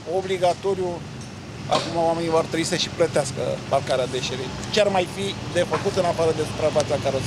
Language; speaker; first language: Romanian; native; Romanian